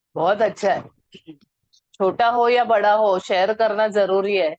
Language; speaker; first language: Hindi; non-native, local second language; Marathi